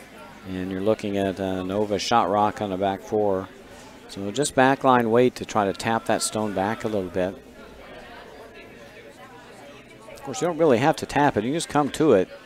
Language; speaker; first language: English; native; English